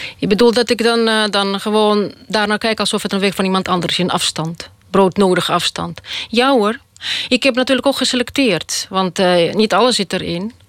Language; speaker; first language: Dutch; non-native, fluent; Russian